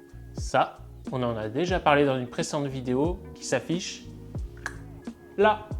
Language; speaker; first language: French; native; French